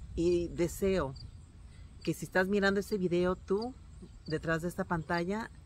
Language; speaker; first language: Spanish; native; Spanish